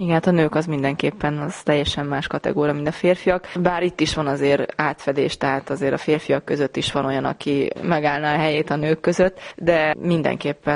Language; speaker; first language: Hungarian; native; Hungarian